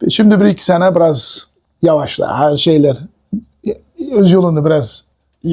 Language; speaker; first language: Turkish; non-native, learner; Uyghur